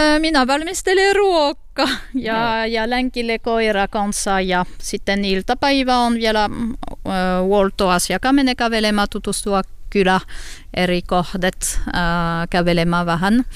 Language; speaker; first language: Finnish; non-native, fluent; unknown